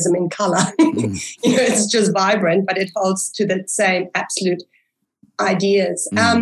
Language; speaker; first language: English; early bilingual, other home language; German